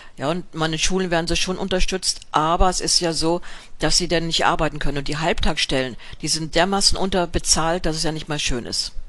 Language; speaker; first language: German; native; German